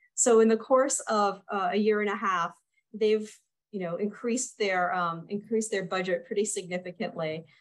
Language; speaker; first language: English; native; English